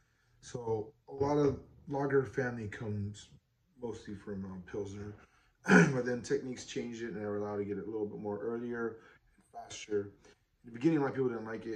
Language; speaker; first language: English; native; English